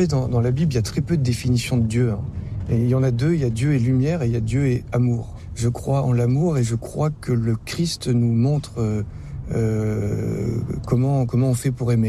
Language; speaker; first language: French; native; French